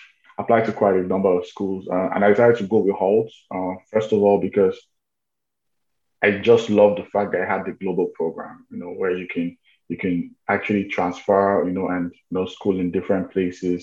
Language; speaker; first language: English; non-native, local second language; Yoruba